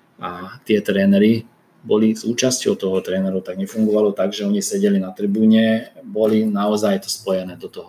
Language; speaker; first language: Slovak; non-native, fluent; Hungarian